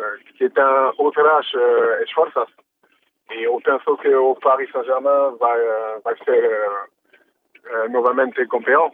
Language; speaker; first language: Portuguese; early bilingual, heritage; French